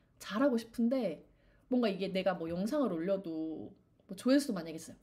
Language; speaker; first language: Korean; native; Korean